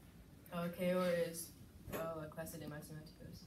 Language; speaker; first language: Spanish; non-native, learner; English